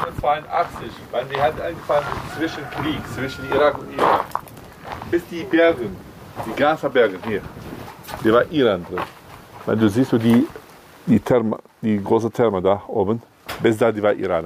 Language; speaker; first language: German; non-native, learner; Kurdish